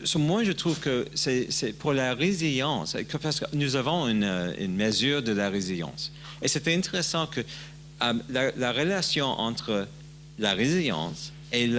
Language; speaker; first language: French; non-native, learner; English